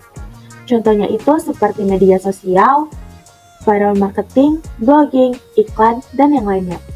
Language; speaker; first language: Indonesian; native; Indonesian